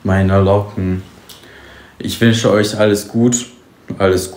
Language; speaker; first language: German; early bilingual, other home language; Polish